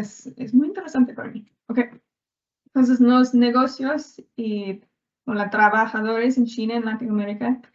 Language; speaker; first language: Spanish; non-native, learner; English